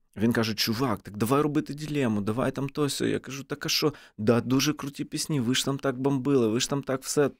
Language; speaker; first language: Ukrainian; non-native, local second language; Russian